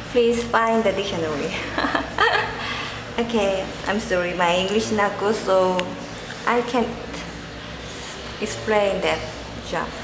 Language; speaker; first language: English; non-native, learner; Korean